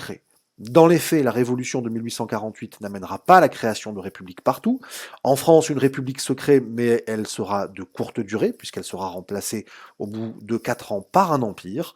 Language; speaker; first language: French; native; French